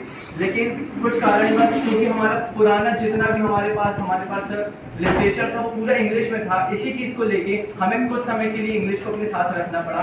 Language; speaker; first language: Hindi; native; Hindi